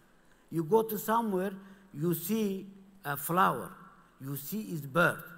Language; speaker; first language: English; non-native, learner; Kurdish